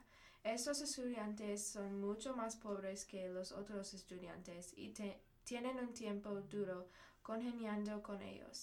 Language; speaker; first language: Spanish; non-native, learner; English